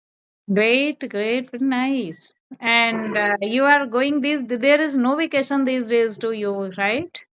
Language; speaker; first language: English; non-native, learner; Hindi